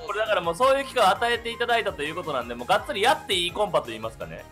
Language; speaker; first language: Japanese; native; Japanese